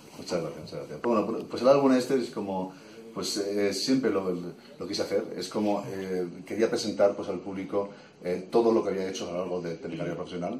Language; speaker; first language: Spanish; early bilingual, heritage; Spanish